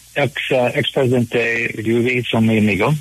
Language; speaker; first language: Spanish; non-native, learner; English